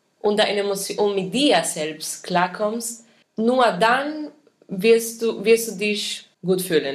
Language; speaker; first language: German; non-native, fluent; Spanish